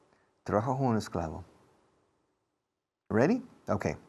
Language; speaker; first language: Spanish; non-native, fluent; English